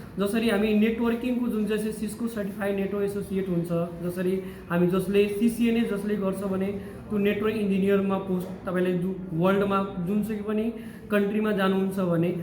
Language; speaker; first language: Nepali; non-native, local second language; Bhojpuri